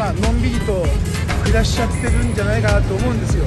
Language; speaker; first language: Japanese; native; Japanese